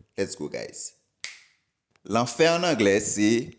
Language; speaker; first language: Haitian Creole; native; Haitian Creole